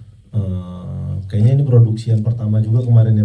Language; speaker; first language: Indonesian; native; Indonesian